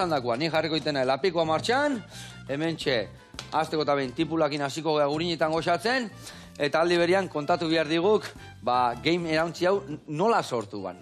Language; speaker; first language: Basque; native; Basque